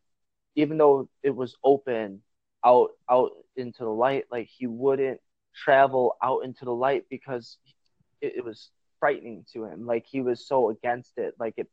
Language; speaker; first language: English; native; English